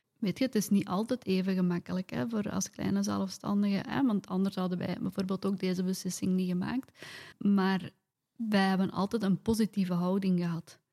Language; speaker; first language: Dutch; native; Dutch